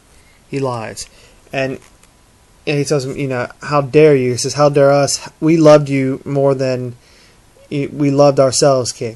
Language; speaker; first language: English; native; English